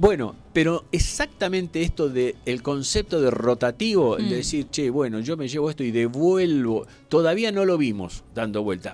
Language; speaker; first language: Spanish; native; Spanish